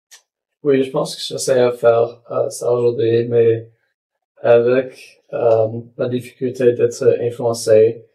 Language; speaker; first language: French; non-native, local second language; English